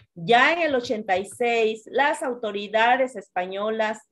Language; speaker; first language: Spanish; native; Spanish